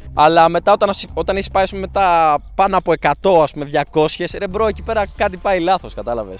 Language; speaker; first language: Greek; early bilingual, other home language; Albanian